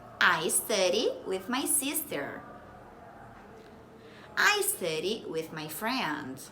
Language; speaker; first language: English; non-native, fluent; Portuguese